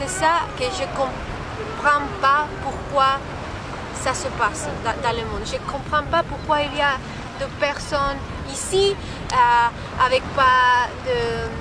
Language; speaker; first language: French; non-native, learner; Spanish